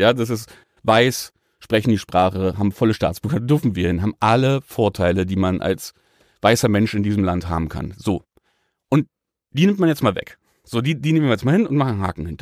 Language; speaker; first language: German; native; German